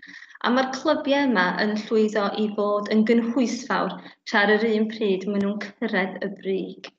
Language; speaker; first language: Welsh; native; Welsh